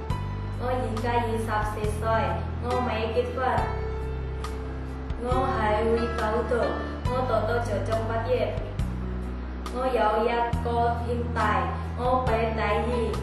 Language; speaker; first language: Cantonese; non-native, learner; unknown